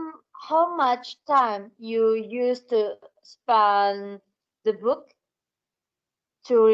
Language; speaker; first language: English; non-native, learner; Indonesian